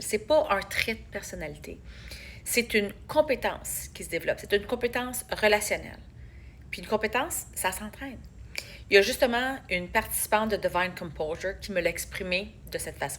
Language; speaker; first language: French; native; French